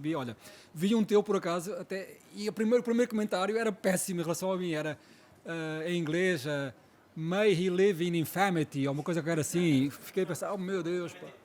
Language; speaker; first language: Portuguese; native; Portuguese